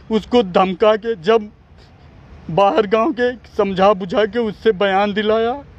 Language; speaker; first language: Hindi; native; Hindi